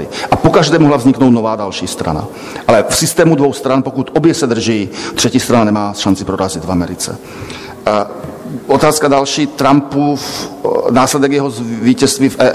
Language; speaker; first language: Czech; native; Czech